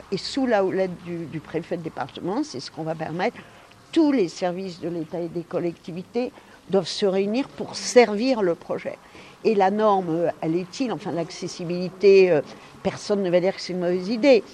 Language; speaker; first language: French; native; French